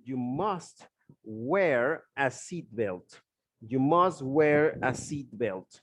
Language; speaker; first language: English; non-native, fluent; Spanish